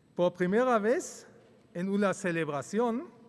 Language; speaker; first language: Spanish; early bilingual, other home language; German